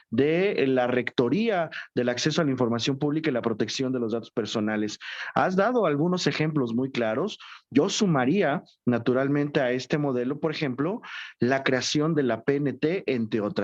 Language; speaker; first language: Spanish; native; Spanish